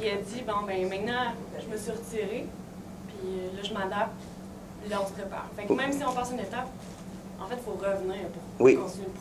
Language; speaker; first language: French; native; French